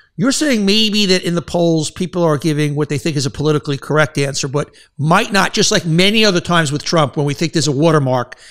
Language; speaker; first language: English; native; English